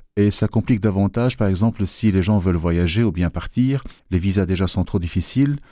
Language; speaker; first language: French; non-native, local second language; Arabic